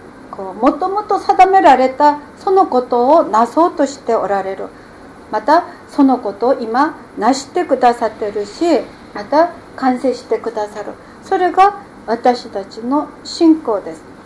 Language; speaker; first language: Japanese; non-native, fluent; Korean